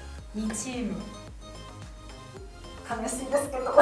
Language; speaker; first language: Japanese; non-native, fluent; Chinese